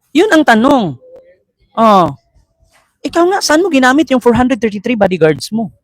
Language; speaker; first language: Filipino; native; Filipino